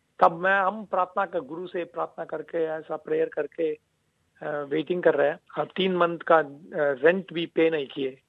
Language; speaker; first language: Hindi; non-native, local second language; Tamil